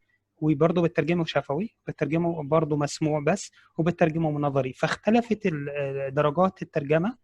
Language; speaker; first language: Arabic; native; Arabic